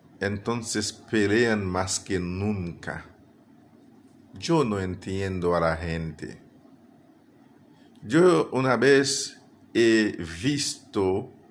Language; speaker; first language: Spanish; non-native, fluent; Haitian Creole